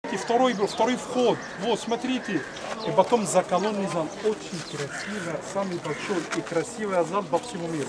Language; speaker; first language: Russian; non-native, fluent; Arabic